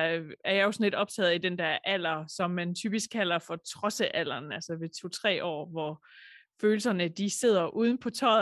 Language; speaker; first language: Danish; native; Danish